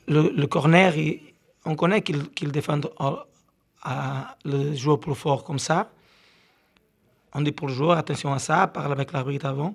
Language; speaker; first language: French; non-native, learner; Portuguese